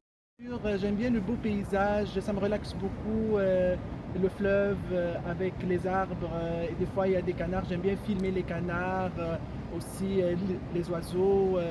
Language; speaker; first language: French; non-native, fluent; Arabic